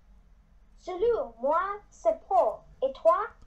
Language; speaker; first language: French; non-native, learner; Chinese